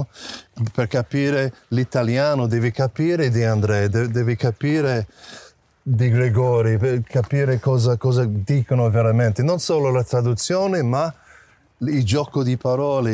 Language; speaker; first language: Italian; non-native, fluent; English